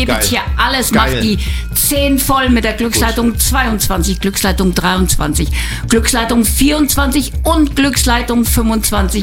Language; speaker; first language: German; native; German